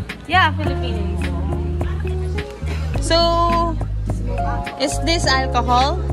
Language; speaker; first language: English; non-native, local second language; Filipino